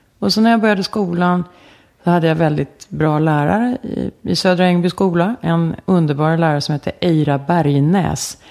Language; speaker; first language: Swedish; native; Swedish